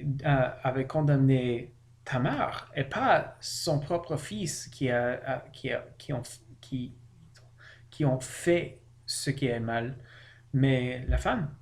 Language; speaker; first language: French; non-native, learner; English